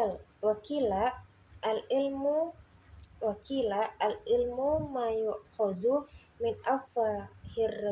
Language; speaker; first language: Arabic; non-native, learner; Indonesian